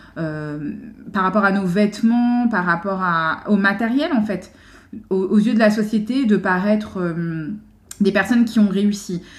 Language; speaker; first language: French; native; French